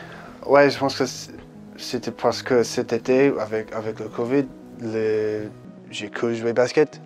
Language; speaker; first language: French; early bilingual, heritage; English